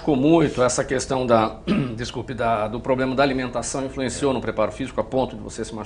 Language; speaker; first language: Portuguese; native; Portuguese